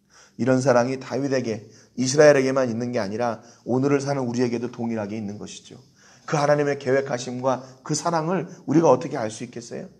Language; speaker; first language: Korean; native; Korean